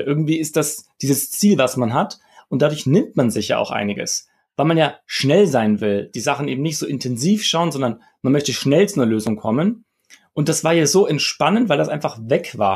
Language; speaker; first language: German; native; German